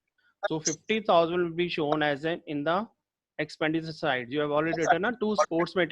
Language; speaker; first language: English; non-native, local second language; Hindi